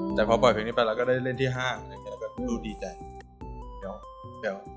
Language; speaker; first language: Thai; native; Thai